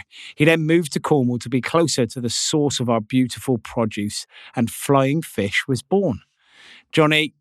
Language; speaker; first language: English; native; English